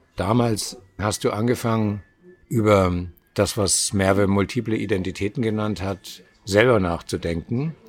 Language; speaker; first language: German; native; German